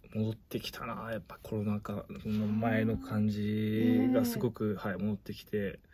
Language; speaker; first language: Japanese; native; Japanese